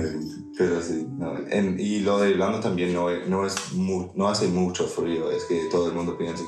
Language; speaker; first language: Spanish; non-native, fluent; English